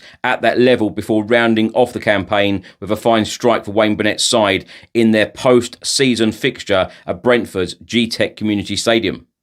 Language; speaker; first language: English; native; English